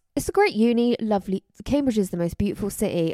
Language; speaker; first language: English; native; English